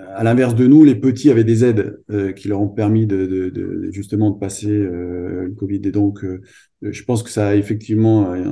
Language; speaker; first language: French; native; French